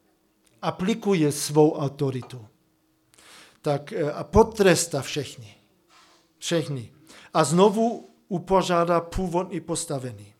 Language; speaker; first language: Czech; non-native, fluent; German